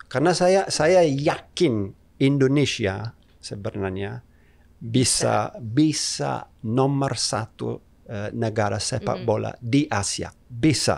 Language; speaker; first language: Indonesian; non-native, fluent; English